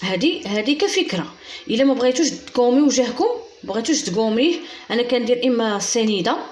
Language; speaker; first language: Arabic; native; Arabic